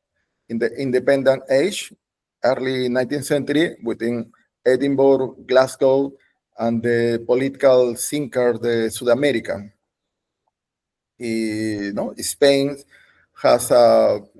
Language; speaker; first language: English; non-native, learner; Spanish